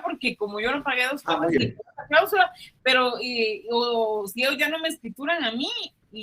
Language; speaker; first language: Spanish; native; Spanish